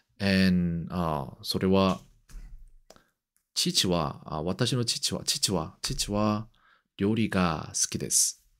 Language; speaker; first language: Japanese; non-native, learner; Korean